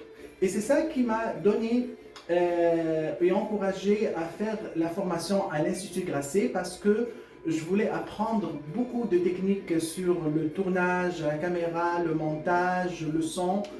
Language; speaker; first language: French; non-native, fluent; Arabic